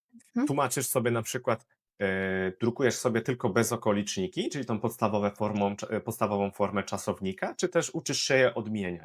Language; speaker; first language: Polish; native; Polish